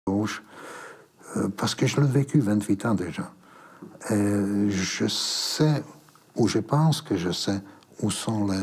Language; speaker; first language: French; non-native, fluent; Slovak